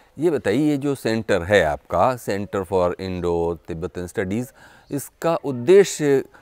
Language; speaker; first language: Hindi; native; Hindi